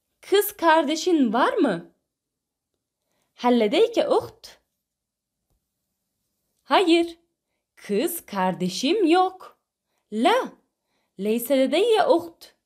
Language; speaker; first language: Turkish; non-native, fluent; Arabic